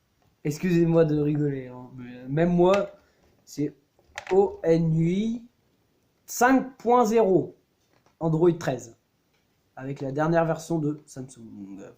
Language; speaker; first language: French; native; French